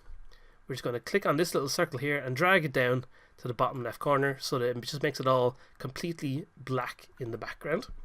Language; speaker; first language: English; native; English